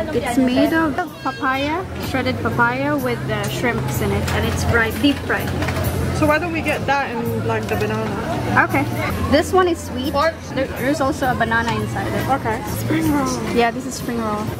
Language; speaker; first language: English; non-native, local second language; Hiligaynon